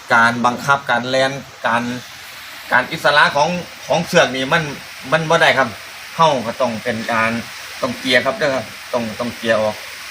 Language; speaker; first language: Thai; native; Thai